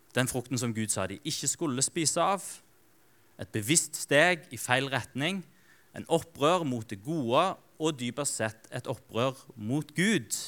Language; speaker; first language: Norwegian; native; Norwegian